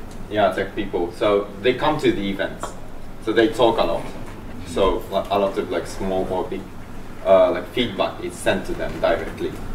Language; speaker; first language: English; non-native, fluent; Japanese